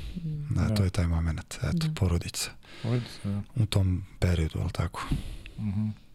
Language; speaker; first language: Serbian; native; Serbian